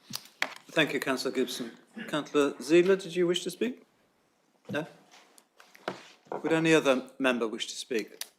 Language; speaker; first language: English; native; English